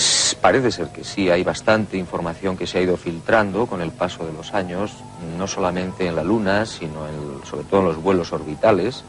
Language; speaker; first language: Spanish; native; Spanish